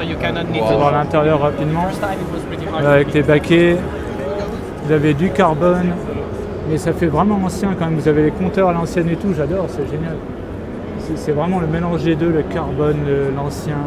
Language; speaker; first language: French; native; French